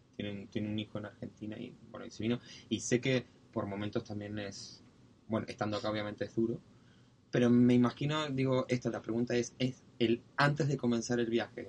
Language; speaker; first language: Spanish; native; Spanish